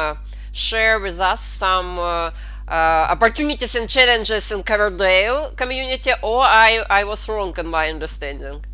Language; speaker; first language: English; non-native, fluent; Russian